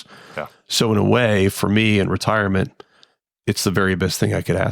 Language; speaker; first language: English; native; English